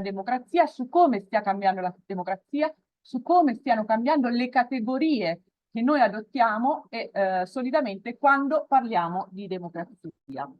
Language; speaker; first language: Italian; native; Italian